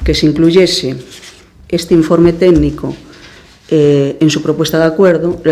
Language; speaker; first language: Spanish; native; Spanish